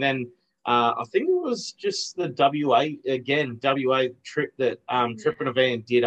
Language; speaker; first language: English; native; English